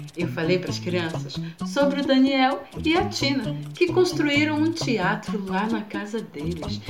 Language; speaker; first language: Portuguese; native; Portuguese